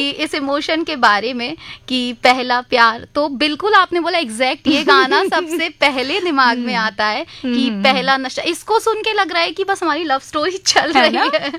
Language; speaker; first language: Hindi; native; Hindi